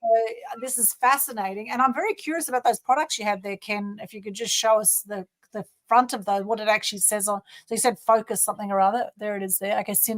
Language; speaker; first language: English; native; English